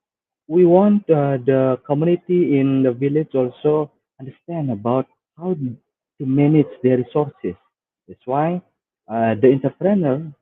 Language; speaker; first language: English; non-native, fluent; Indonesian